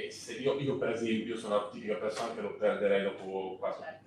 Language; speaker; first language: Italian; native; Italian